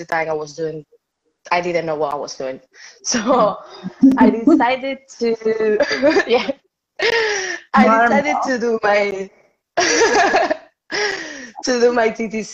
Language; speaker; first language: English; non-native, fluent; Spanish